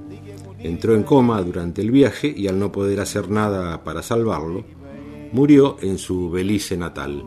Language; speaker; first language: Spanish; native; Spanish